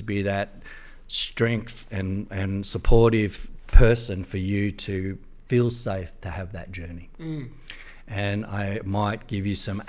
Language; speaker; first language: English; native; English